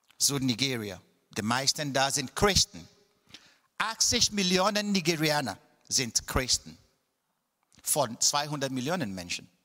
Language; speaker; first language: German; non-native, fluent; Igbo